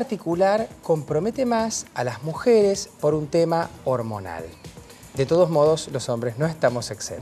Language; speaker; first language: Spanish; native; Spanish